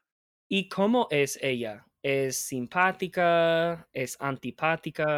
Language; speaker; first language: Spanish; non-native, fluent; English